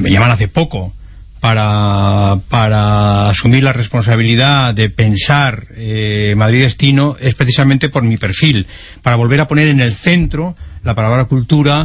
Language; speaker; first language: Spanish; native; Spanish